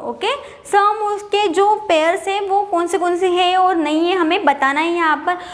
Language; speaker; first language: Hindi; non-native, local second language; Marathi